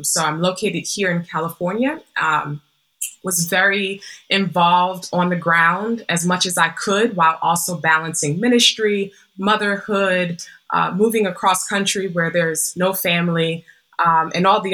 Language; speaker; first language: English; native; English